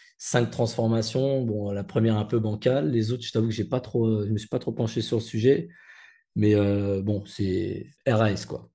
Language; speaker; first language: French; native; French